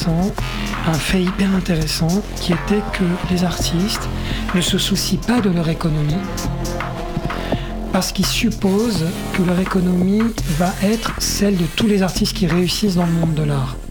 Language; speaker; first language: French; native; French